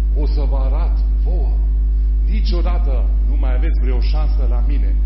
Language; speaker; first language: Romanian; non-native, fluent; German